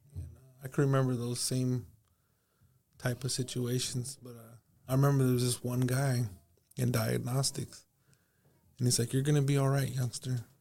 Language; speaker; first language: English; native; English